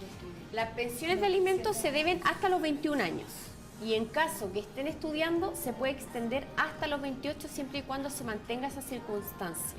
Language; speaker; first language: Spanish; native; Spanish